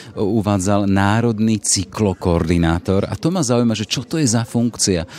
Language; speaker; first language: Slovak; native; Slovak